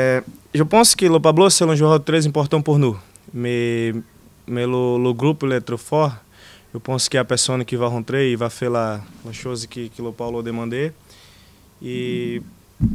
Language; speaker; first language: French; non-native, learner; Portuguese